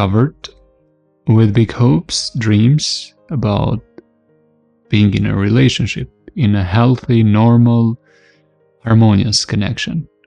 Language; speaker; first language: English; non-native, fluent; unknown